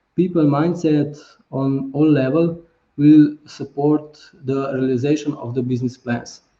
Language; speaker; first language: English; non-native, fluent; Slovenian